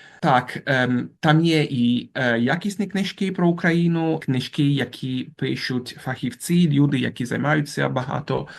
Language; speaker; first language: Ukrainian; non-native, fluent; Italian